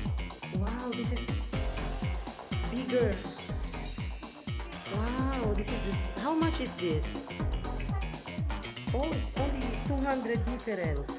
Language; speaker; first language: English; non-native, local second language; Filipino